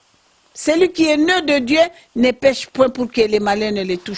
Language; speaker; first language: French; non-native, local second language; Lingala